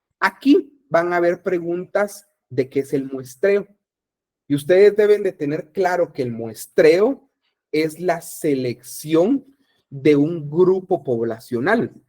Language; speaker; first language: Spanish; native; Spanish